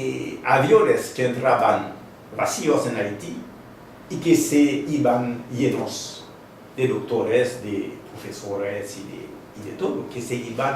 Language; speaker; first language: Spanish; non-native, fluent; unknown